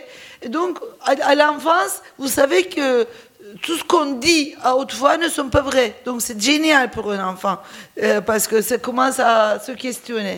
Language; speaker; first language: French; non-native, fluent; Turkish